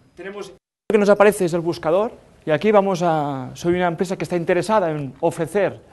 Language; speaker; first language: Spanish; native; Spanish